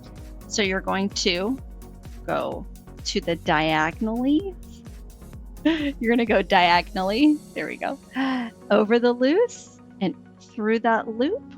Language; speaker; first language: English; native; English